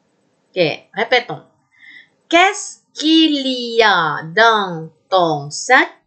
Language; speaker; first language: French; non-native, fluent; Indonesian